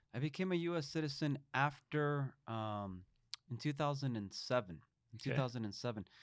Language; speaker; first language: English; early bilingual, other home language; Spanish